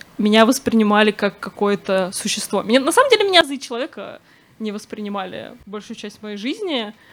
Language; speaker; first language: Russian; native; Russian